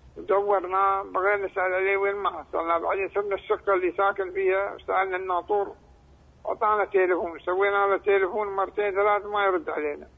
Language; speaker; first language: Arabic; native; Arabic